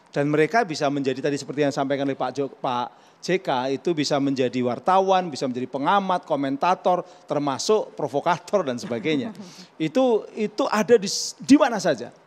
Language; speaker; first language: Indonesian; native; Indonesian